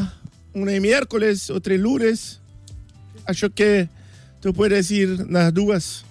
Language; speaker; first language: Spanish; non-native, learner; Portuguese